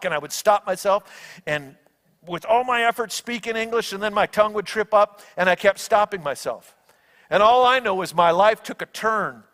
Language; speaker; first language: English; native; English